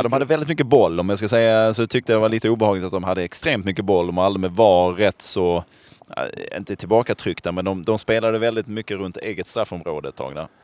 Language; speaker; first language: Swedish; native; Swedish